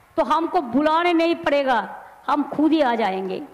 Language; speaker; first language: Hindi; non-native, local second language; Bangla